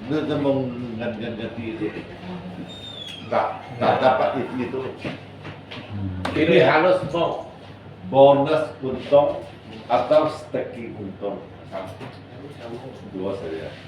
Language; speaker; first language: Indonesian; non-native, learner; Chinese